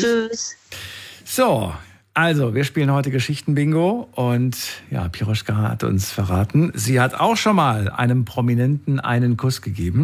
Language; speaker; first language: German; native; German